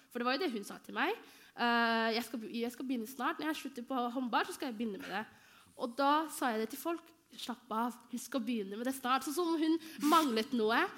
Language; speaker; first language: Norwegian; early bilingual, other home language; Somali